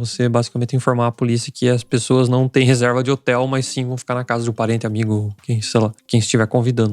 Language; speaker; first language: Portuguese; native; Portuguese